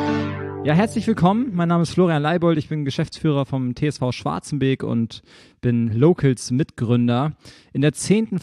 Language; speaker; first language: German; native; German